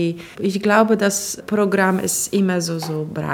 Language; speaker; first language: German; non-native, fluent; Polish